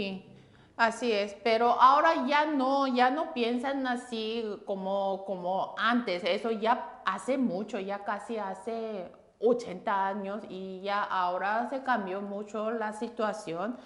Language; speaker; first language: Spanish; non-native, fluent; Korean